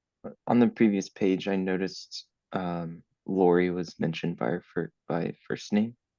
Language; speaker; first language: English; native; English